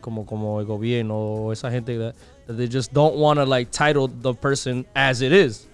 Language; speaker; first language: English; early bilingual, other home language; Spanish